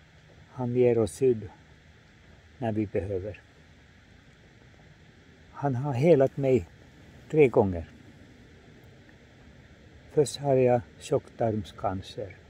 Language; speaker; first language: Swedish; non-native, fluent; Finnish